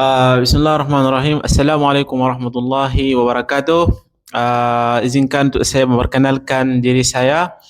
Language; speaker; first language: Indonesian; non-native, learner; Arabic